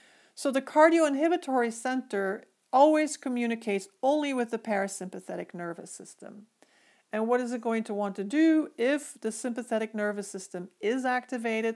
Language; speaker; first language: English; native; English